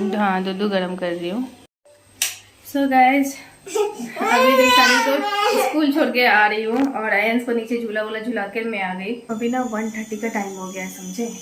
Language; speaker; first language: Hindi; native; Hindi